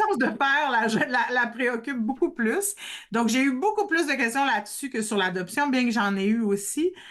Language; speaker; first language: French; native; French